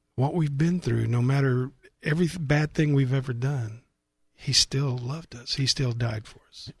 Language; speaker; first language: English; native; English